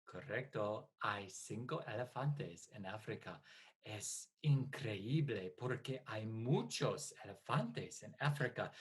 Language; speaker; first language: Spanish; non-native, fluent; English